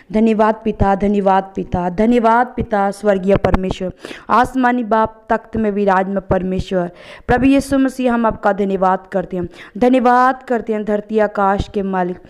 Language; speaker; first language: Hindi; non-native, local second language; Punjabi